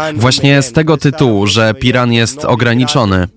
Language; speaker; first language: Polish; non-native, fluent; Slovenian